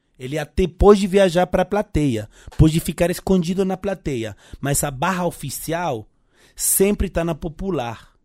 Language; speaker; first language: Portuguese; non-native, fluent; Spanish